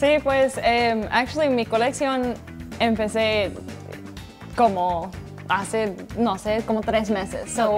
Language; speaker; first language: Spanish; early bilingual, heritage; English